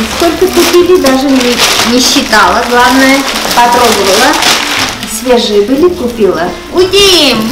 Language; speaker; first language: Russian; non-native, local second language; Armenian